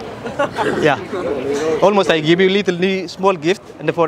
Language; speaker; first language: English; non-native, learner; Tigrinya